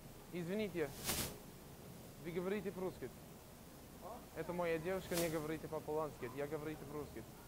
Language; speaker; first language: Russian; non-native, learner; English